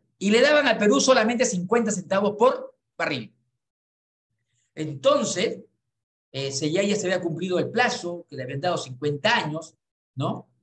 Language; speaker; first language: Spanish; native; Spanish